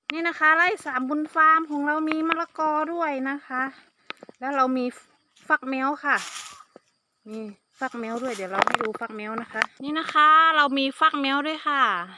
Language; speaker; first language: Thai; native; Thai